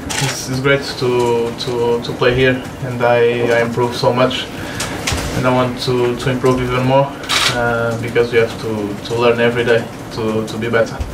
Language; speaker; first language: English; non-native, fluent; Portuguese